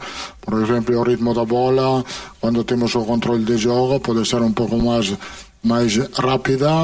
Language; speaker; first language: Portuguese; non-native, learner; Italian